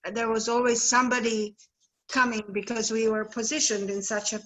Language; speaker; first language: English; non-native, fluent; Serbian